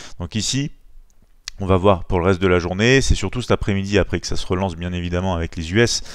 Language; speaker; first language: French; native; French